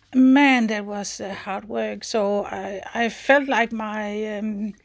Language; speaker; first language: English; non-native, fluent; Danish